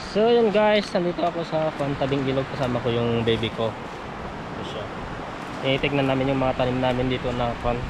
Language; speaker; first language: Filipino; non-native, local second language; Iloko